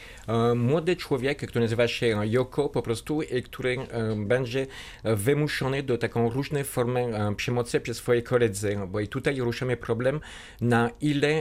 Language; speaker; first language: Polish; non-native, fluent; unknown